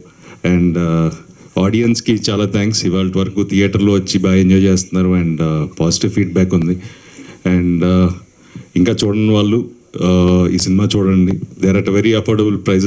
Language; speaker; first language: Telugu; native; Telugu